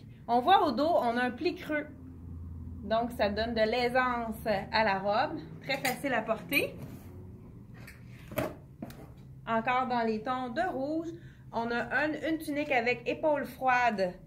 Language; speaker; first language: French; native; French